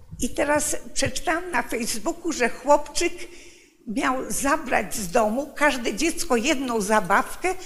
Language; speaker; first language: Polish; native; Polish